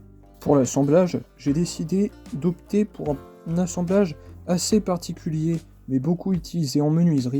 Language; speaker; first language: French; native; French